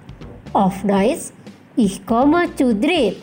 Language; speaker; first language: German; non-native, fluent; Indonesian